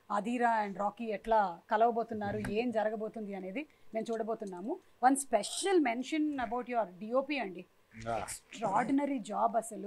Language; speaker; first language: Telugu; native; Telugu